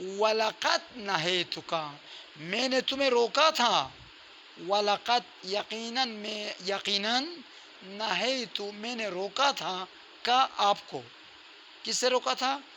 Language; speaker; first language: Urdu; non-native, local second language; Balti